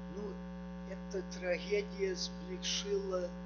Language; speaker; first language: Russian; early bilingual, heritage; Russian